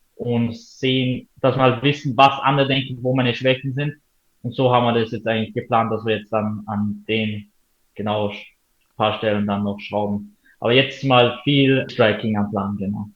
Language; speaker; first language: German; native; German